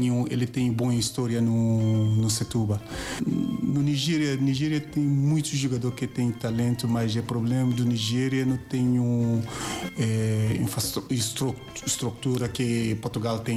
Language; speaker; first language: Portuguese; non-native, learner; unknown